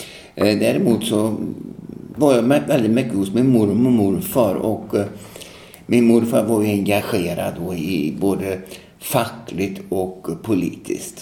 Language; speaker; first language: Swedish; native; Swedish